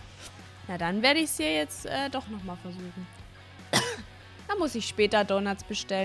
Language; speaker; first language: German; native; German